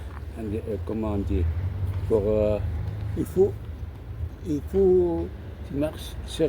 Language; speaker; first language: French; non-native, learner; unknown